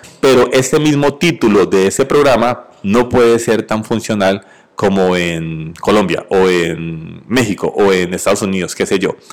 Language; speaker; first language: Spanish; native; Spanish